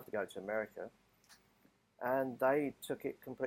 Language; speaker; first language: English; native; English